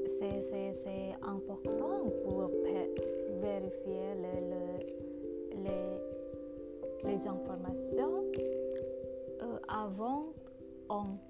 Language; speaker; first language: French; non-native, learner; Indonesian